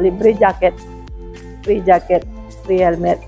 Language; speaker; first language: English; non-native, local second language; Filipino